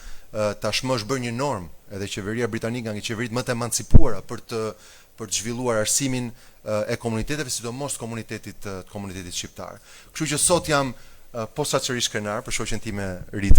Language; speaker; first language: Albanian; native; Albanian